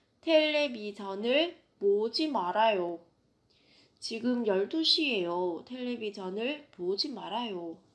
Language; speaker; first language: Korean; non-native, fluent; Vietnamese